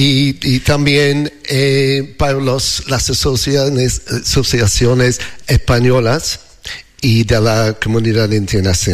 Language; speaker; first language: Spanish; non-native, learner; English